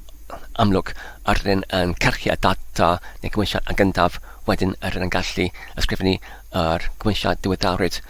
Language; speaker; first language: Welsh; non-native, learner; Polish